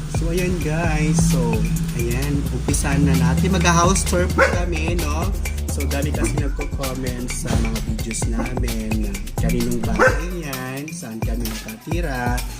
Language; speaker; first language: Filipino; non-native, local second language; Waray